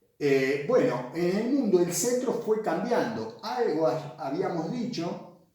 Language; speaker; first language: Spanish; native; Spanish